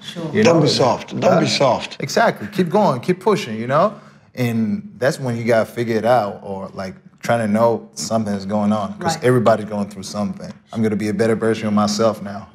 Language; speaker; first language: English; non-native, fluent; Spanish